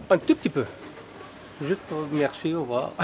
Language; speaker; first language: French; non-native, local second language; Berber languages